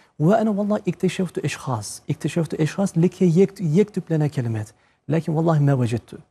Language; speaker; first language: Arabic; non-native, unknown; Turkish